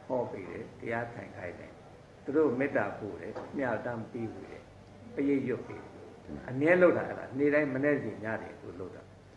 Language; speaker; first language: Burmese; native; Burmese